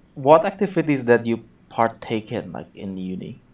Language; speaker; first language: English; non-native, fluent; Indonesian